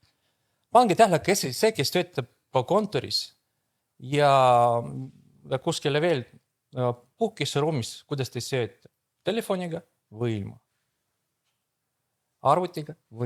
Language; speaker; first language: Estonian; non-native, fluent; Russian